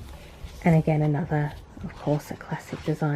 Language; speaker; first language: English; native; English